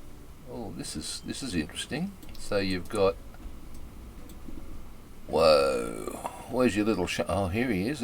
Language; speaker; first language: English; native; English